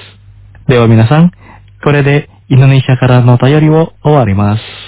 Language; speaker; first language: Japanese; non-native, fluent; Indonesian